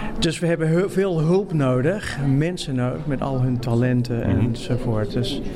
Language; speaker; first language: Dutch; non-native, fluent; English